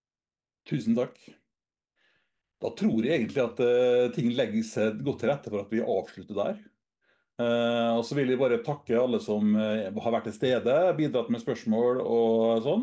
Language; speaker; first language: Norwegian; native; Norwegian